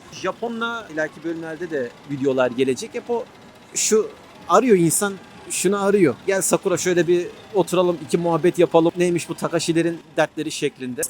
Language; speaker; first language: Turkish; native; Turkish